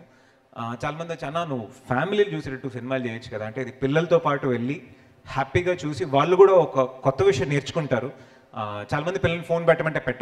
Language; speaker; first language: Telugu; native; Telugu